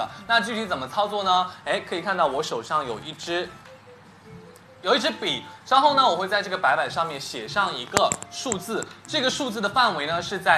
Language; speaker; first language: Chinese; native; Chinese